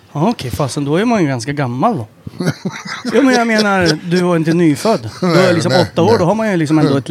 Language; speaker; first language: Swedish; native; Swedish